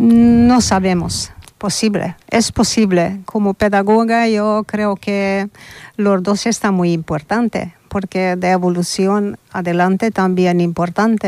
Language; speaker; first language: Spanish; non-native, learner; Hungarian